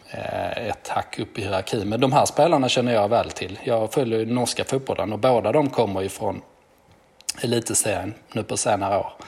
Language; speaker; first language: Swedish; native; Swedish